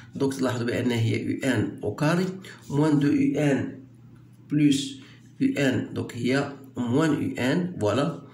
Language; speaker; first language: French; non-native, local second language; Arabic